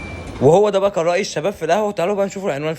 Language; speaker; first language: Arabic; native; Arabic